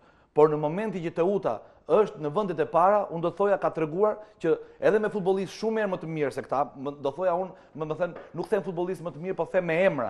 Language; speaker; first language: Albanian; native; Albanian